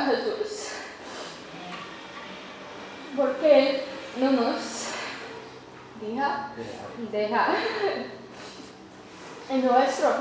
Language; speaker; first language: Spanish; non-native, learner; English